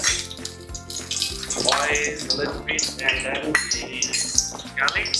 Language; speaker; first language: English; non-native, learner; Khmer